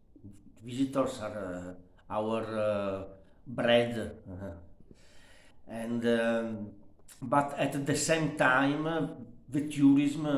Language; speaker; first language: English; non-native, learner; Italian